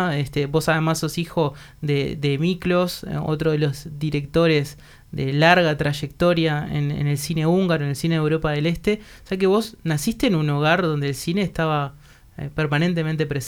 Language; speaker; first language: Spanish; native; Spanish